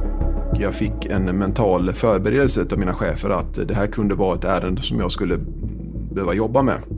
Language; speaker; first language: Swedish; native; Swedish